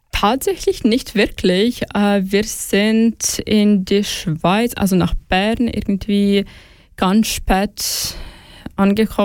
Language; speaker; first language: German; non-native, fluent; Ukrainian